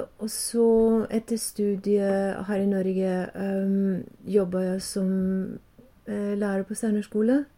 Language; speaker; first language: Norwegian; non-native, fluent; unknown